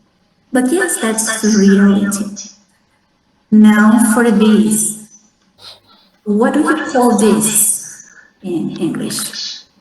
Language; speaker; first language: English; non-native, fluent; Spanish